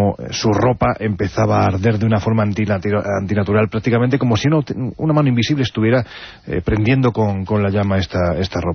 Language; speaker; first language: Spanish; native; Spanish